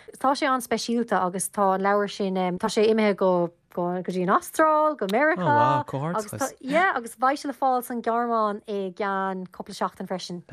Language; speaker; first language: Irish; non-native, local second language; English